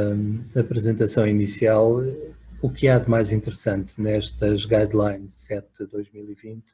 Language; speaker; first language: Portuguese; native; Portuguese